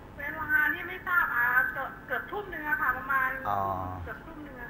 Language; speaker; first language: Thai; native; Thai